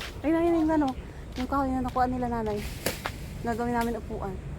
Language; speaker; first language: Filipino; non-native, local second language; Bikol